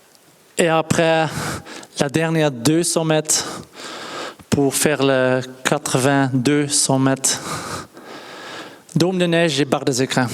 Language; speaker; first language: French; non-native, learner; Dutch